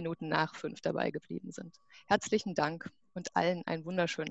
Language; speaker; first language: German; native; German